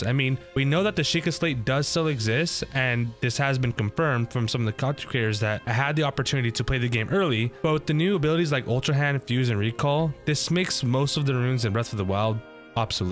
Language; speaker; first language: English; native; English